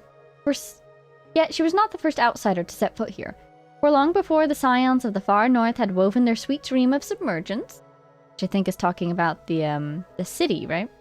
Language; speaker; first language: English; native; English